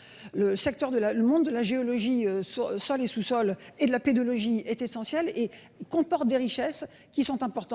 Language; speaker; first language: French; native; French